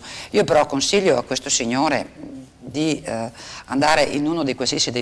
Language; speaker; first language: Italian; native; Italian